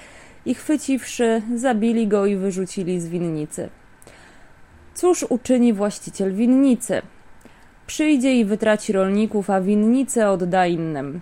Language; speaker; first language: Polish; native; Polish